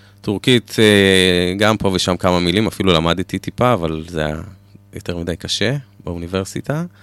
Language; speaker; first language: Hebrew; native; Hebrew